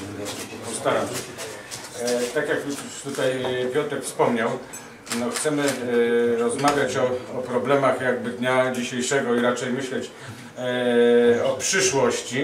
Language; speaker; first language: Polish; native; Polish